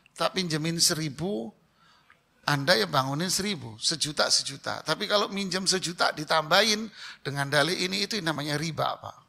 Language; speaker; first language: Indonesian; native; Indonesian